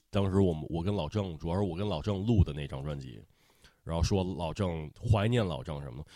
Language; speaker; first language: Chinese; early bilingual, heritage; Chinese